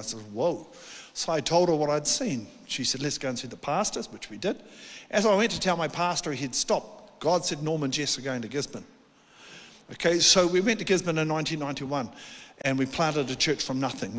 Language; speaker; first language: English; native; English